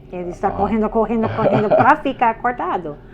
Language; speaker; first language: Portuguese; non-native, fluent; English